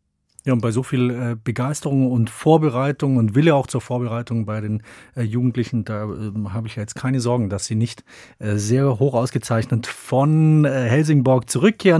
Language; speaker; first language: German; native; German